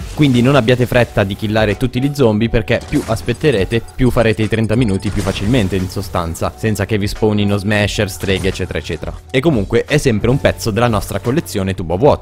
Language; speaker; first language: Italian; native; Italian